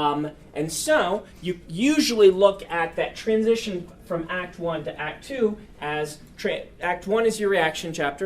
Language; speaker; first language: English; native; English